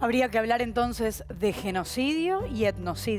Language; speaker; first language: Spanish; native; Spanish